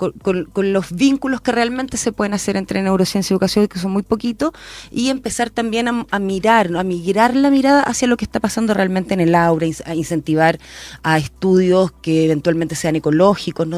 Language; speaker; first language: Spanish; native; Spanish